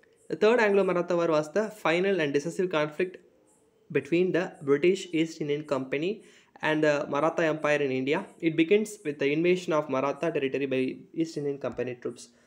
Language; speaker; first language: English; non-native, local second language; Tamil